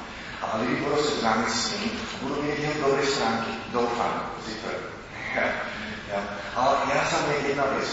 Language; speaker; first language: Czech; non-native, fluent; English